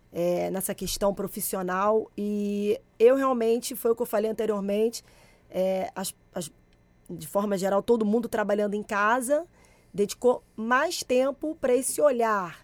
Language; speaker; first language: Portuguese; early bilingual, other home language; Spanish